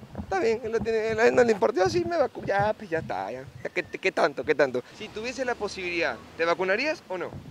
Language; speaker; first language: Spanish; native; Spanish